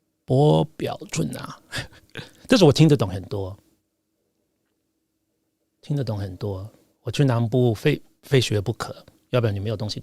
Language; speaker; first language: Chinese; non-native, fluent; English